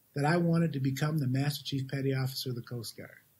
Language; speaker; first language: English; native; English